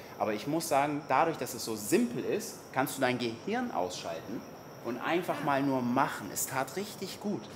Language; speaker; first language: German; native; German